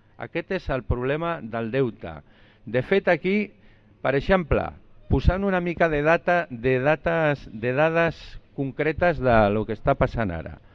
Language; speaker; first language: Catalan; non-native, local second language; Spanish